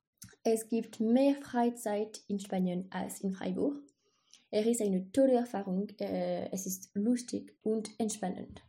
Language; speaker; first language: German; non-native, learner; French